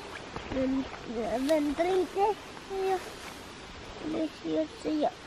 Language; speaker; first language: Swedish; early bilingual, other home language; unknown